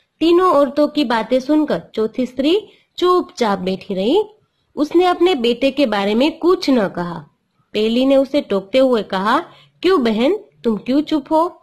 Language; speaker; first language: Hindi; non-native, local second language; Gujarati